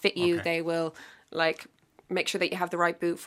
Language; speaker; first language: English; native; English